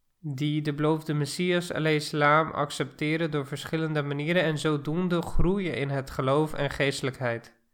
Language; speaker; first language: Dutch; non-native, fluent; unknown